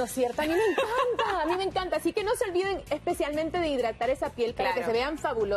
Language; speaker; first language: Spanish; native; Spanish